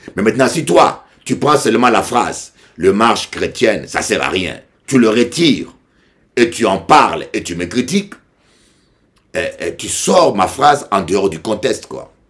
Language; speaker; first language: French; non-native, local second language; Lingala